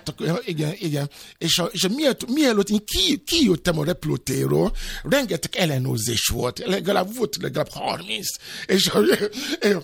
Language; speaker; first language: Hungarian; non-native, fluent; Yoruba